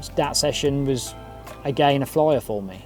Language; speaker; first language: English; native; English